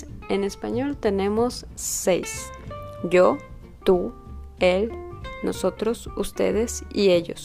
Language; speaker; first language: Spanish; non-native, fluent; French